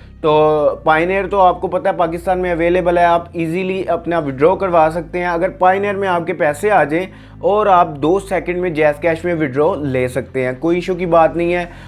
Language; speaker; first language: Urdu; native; Urdu